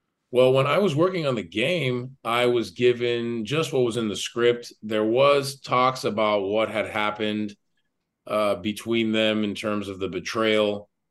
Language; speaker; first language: English; native; English